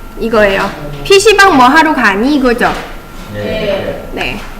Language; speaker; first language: Korean; non-native, fluent; Chinese